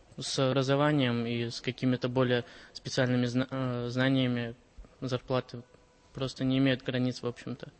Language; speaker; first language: Russian; native; Russian